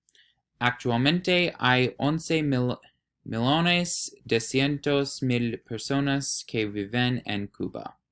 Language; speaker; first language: Spanish; non-native, learner; English